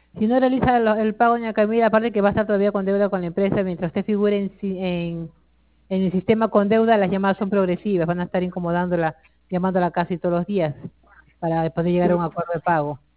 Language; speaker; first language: Spanish; native; Spanish